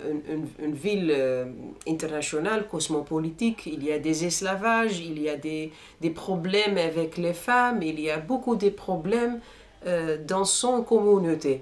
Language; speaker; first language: French; non-native, fluent; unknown